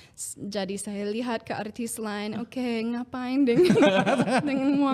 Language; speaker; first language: Indonesian; non-native, fluent; English